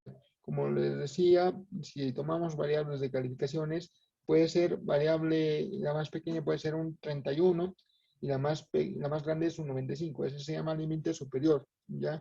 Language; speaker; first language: Spanish; native; Spanish